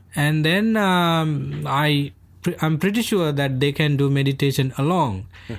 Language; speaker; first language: English; non-native, local second language; Sinhala